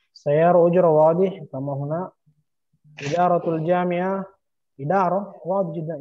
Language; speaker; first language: Arabic; non-native, fluent; Indonesian